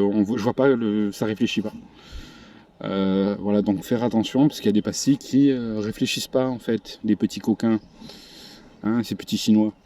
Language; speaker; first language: French; native; French